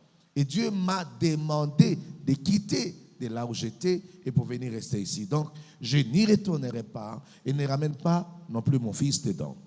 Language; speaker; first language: French; non-native, local second language; Lingala